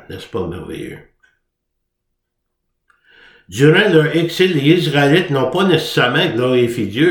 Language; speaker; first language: French; native; French